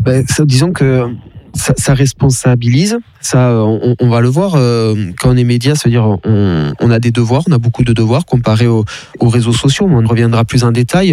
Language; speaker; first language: French; native; French